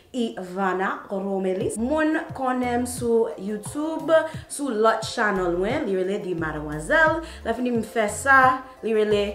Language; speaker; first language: Haitian Creole; early bilingual, heritage; Haitian Creole